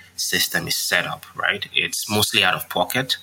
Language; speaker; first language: English; non-native, local second language; Yoruba